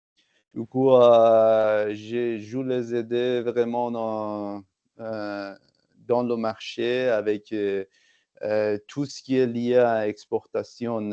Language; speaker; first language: French; non-native, fluent; Persian